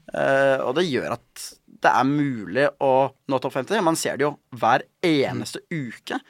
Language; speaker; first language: Norwegian; native; Norwegian